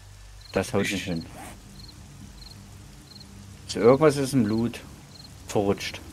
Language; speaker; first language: German; native; German